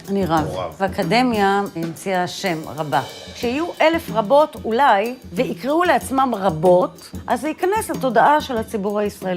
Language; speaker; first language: Hebrew; native; Hebrew